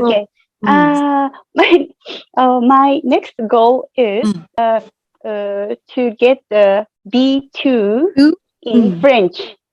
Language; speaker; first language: English; non-native, fluent; Japanese